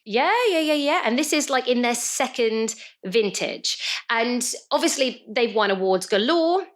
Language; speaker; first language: English; native; English